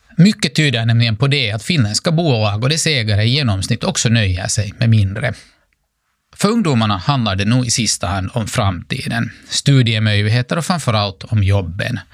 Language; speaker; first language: Swedish; native; Swedish